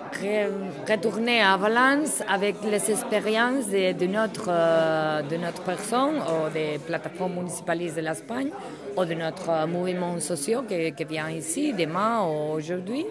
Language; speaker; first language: French; non-native, learner; Spanish